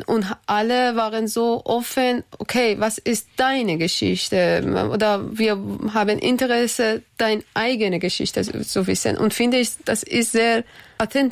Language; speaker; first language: German; non-native, learner; Persian